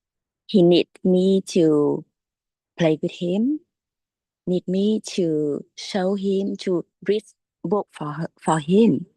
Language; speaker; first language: English; non-native, learner; Vietnamese